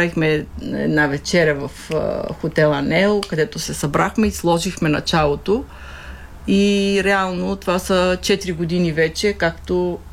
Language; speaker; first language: Bulgarian; native; Bulgarian